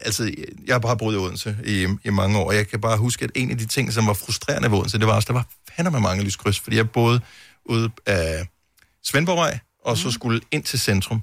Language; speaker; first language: Danish; native; Danish